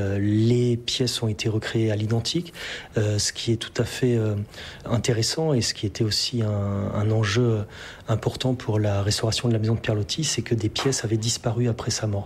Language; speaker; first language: French; native; French